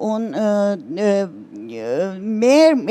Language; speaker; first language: German; non-native, learner; Turkish